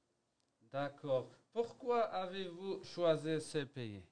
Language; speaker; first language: French; non-native, learner; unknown